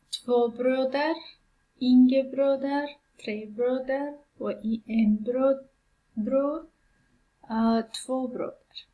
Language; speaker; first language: Swedish; non-native, fluent; Persian